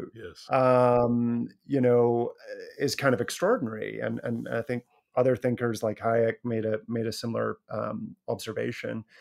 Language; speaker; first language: English; native; English